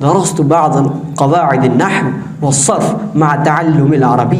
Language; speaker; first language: Arabic; non-native, learner; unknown